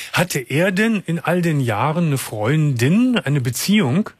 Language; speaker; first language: German; native; German